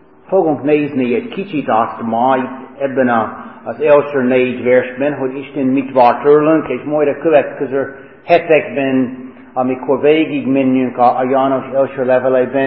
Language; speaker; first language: Hungarian; non-native, fluent; English